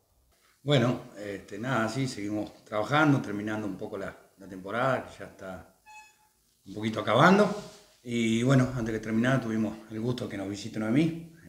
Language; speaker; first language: Spanish; native; Spanish